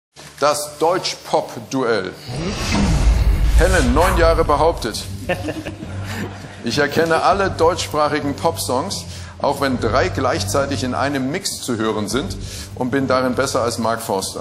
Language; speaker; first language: German; native; German